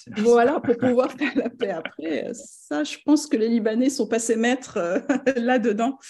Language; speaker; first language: French; non-native, local second language; Arabic